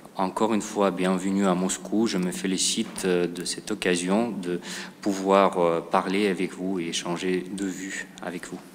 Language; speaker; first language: French; non-native, fluent; Russian